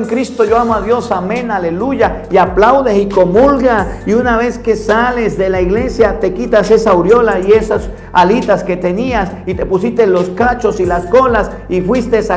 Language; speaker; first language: Spanish; native; Spanish